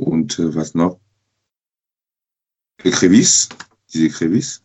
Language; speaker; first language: German; non-native, local second language; French